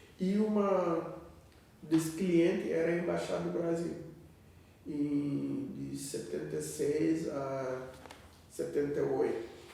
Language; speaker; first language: Portuguese; non-native, fluent; Wolof